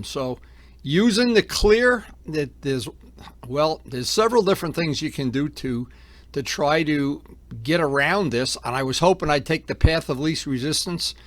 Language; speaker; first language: English; native; English